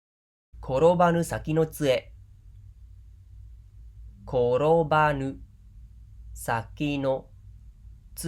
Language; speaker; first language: Japanese; non-native, fluent; Khmer